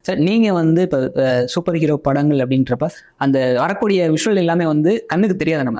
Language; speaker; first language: Tamil; native; Tamil